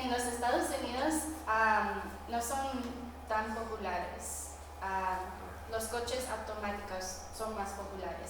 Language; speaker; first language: Spanish; non-native, fluent; English